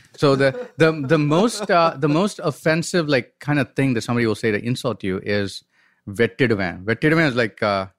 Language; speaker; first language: English; non-native, local second language; Tamil